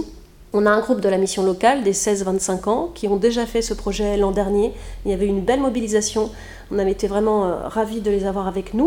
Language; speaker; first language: French; native; French